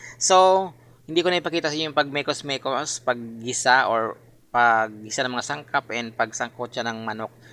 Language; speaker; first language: Filipino; non-native, local second language; Masbatenyo